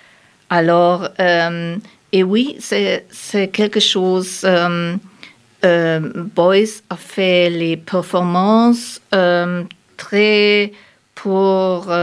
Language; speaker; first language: French; non-native, learner; German